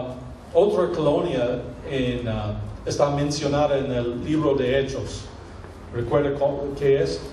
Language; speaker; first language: Spanish; non-native, fluent; English